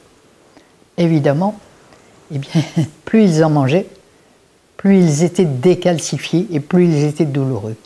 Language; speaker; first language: French; native; French